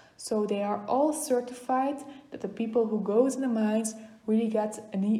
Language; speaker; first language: English; non-native, fluent; Dutch